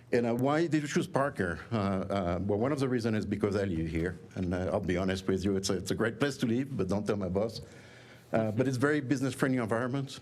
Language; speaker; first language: English; non-native, fluent; French